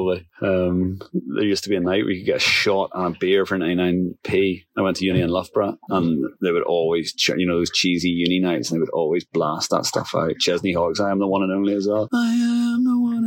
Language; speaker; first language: English; native; English